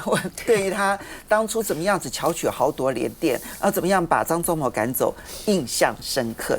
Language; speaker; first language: Chinese; native; Chinese